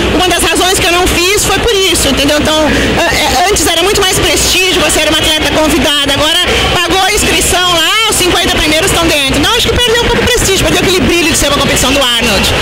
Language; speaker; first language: Portuguese; native; Portuguese